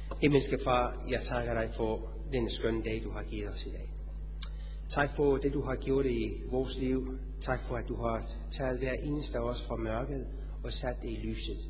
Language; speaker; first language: Danish; non-native, fluent; Persian